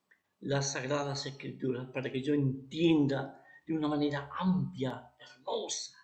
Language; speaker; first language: Spanish; native; Spanish